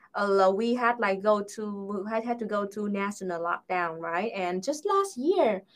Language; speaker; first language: English; non-native, fluent; Vietnamese